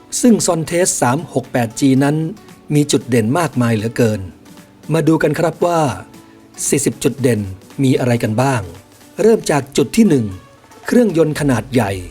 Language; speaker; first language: Thai; native; Thai